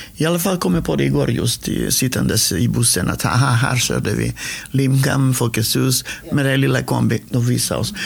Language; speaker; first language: Swedish; non-native, fluent; Macedonian